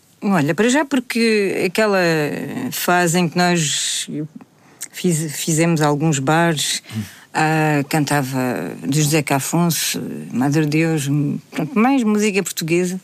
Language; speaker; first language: Portuguese; native; Portuguese